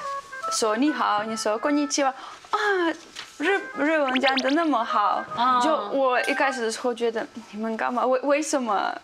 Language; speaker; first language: Chinese; non-native, fluent; Russian